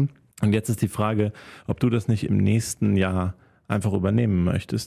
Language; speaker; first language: German; native; German